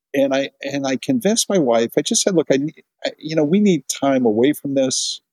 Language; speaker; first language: English; native; English